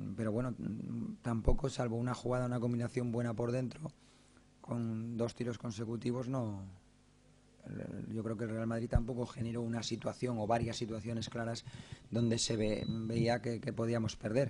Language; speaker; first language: Spanish; native; Spanish